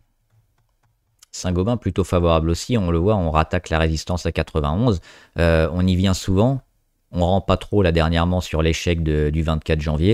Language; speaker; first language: French; native; French